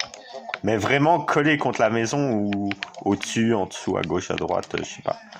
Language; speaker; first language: French; native; French